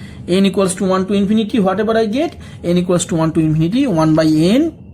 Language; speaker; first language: English; non-native, local second language; Bangla